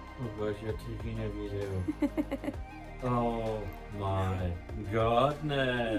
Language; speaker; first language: English; non-native, fluent; German